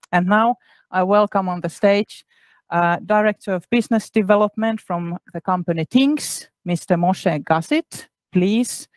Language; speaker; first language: English; non-native, fluent; Finnish